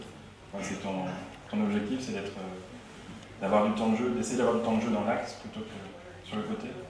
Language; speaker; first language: French; native; French